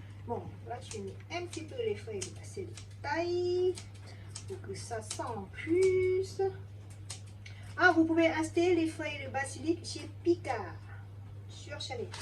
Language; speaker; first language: French; non-native, learner; Thai